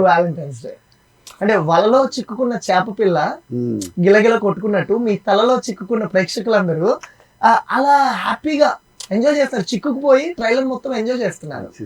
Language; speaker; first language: Telugu; native; Telugu